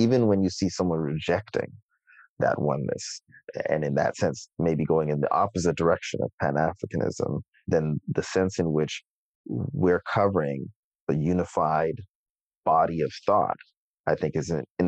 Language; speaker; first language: English; native; English